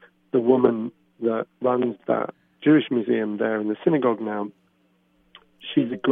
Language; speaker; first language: English; native; English